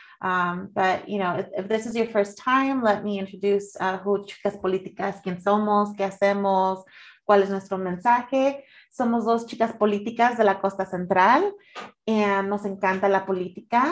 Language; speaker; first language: Spanish; early bilingual, heritage; Spanish